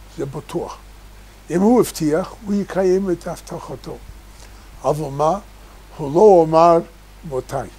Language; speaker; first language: Hebrew; non-native, fluent; English